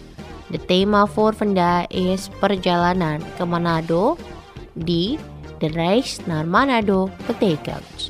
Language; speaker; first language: Dutch; non-native, fluent; Indonesian